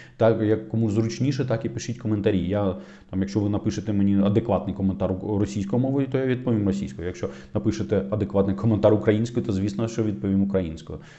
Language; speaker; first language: Ukrainian; non-native, local second language; Russian